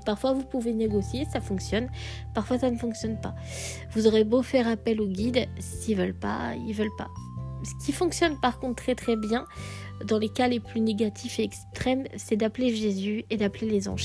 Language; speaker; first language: French; native; French